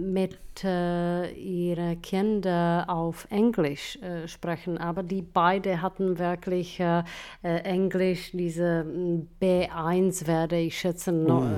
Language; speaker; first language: German; non-native, fluent; Czech